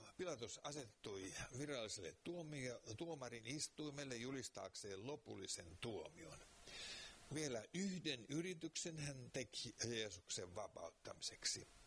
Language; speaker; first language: Finnish; native; Finnish